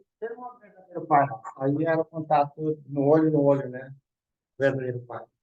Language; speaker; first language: Portuguese; native; Portuguese